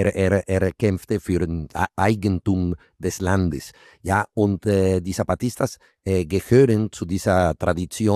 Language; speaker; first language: German; non-native, fluent; Spanish